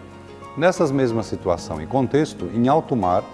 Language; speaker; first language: Portuguese; native; Portuguese